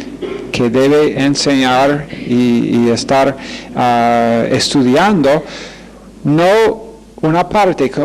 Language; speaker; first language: Spanish; non-native, fluent; English